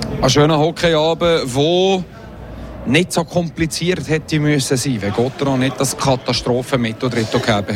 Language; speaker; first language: German; native; German